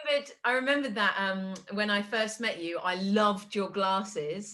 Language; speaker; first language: English; native; English